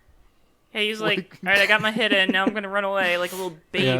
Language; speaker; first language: English; native; English